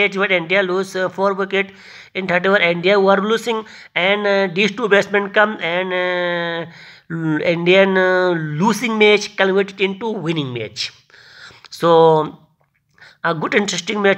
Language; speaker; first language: English; non-native, learner; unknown